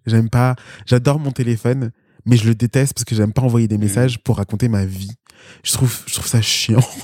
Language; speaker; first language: French; early bilingual, other home language; Spanish